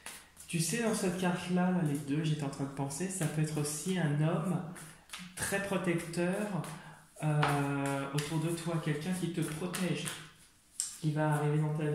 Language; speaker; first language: French; native; French